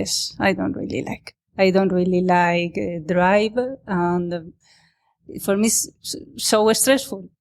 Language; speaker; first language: English; non-native, learner; Spanish